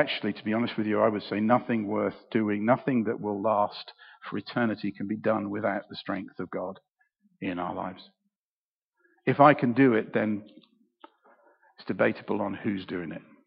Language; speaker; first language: English; native; English